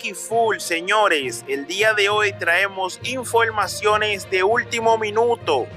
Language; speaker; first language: Spanish; native; Spanish